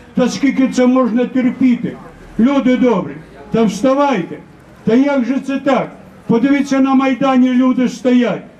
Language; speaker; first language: Ukrainian; non-native, local second language; Russian